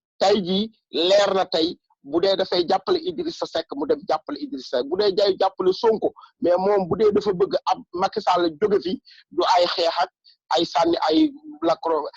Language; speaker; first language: Wolof; non-native, local second language; Bambara